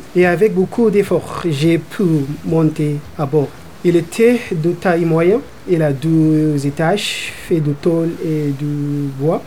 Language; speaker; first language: French; non-native, learner; Arabic